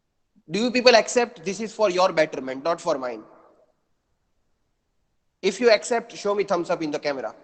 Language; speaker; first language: English; non-native, local second language; Gujarati